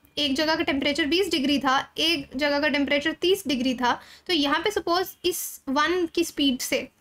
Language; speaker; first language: Hindi; native; Hindi